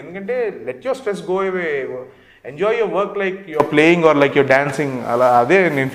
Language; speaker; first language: Telugu; native; Telugu